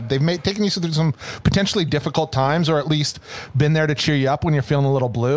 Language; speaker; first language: English; native; English